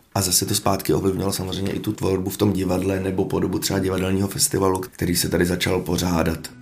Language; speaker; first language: Czech; native; Czech